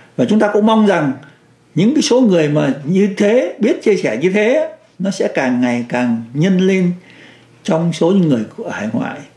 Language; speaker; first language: Vietnamese; native; Vietnamese